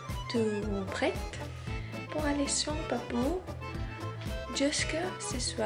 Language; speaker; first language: French; non-native, learner; Spanish